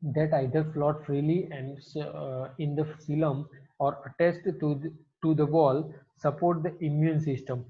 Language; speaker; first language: English; non-native, local second language; Gujarati